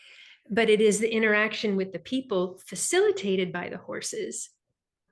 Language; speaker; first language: English; native; English